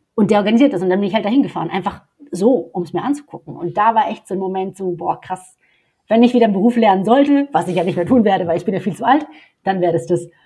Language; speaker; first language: German; native; German